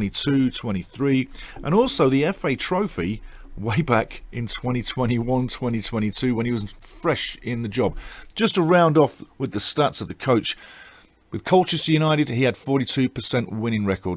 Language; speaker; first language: English; native; English